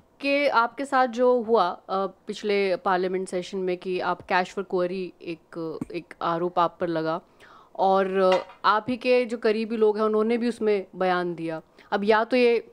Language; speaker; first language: Hindi; native; Hindi